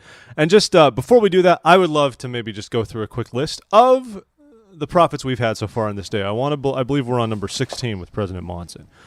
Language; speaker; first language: English; native; English